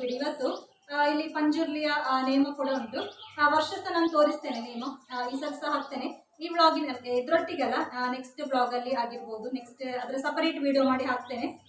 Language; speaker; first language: Kannada; native; Kannada